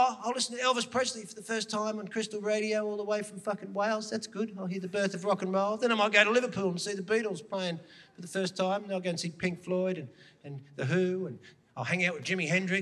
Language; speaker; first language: English; native; English